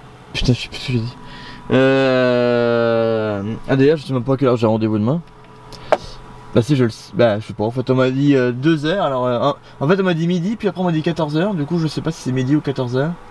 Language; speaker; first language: French; native; French